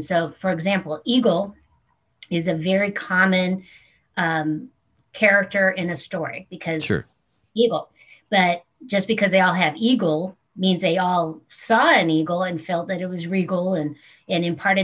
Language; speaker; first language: English; native; English